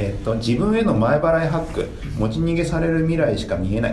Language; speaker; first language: Japanese; native; Japanese